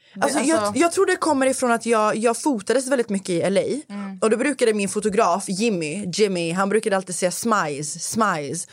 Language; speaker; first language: Swedish; early bilingual, other home language; Persian